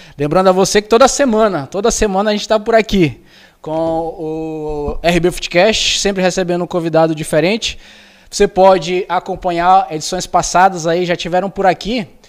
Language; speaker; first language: Portuguese; native; Portuguese